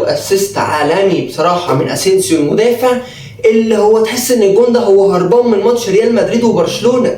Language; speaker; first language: Arabic; native; Arabic